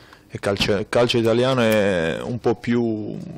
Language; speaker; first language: Italian; non-native, fluent; Croatian